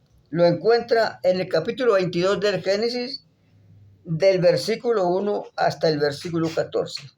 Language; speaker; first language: Spanish; native; Spanish